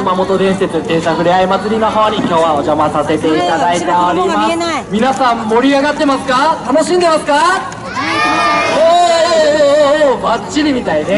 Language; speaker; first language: Japanese; native; Japanese